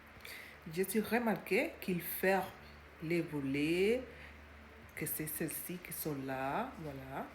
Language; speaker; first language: French; non-native, learner; Spanish